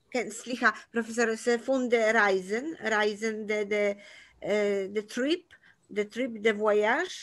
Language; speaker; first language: Hebrew; non-native, learner; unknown